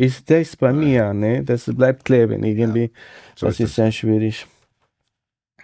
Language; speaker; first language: German; non-native, fluent; Spanish